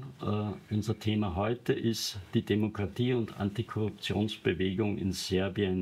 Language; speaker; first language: German; native; German